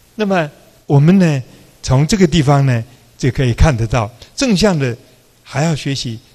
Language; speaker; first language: Chinese; non-native, local second language; Min Nan Chinese